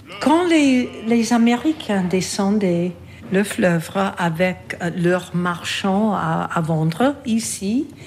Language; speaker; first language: French; non-native, fluent; English